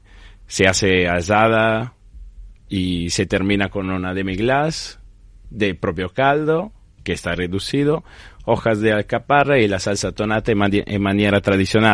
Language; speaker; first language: Spanish; non-native, fluent; Italian